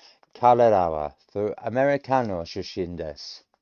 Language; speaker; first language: Japanese; non-native, learner; English